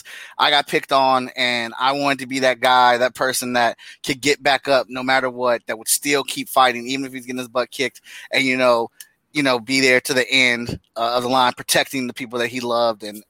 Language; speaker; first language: English; native; English